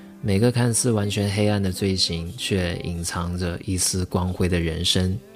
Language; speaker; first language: Chinese; non-native, local second language; Min Nan Chinese